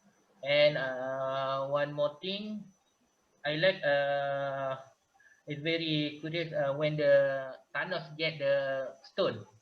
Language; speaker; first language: English; non-native, learner; Malay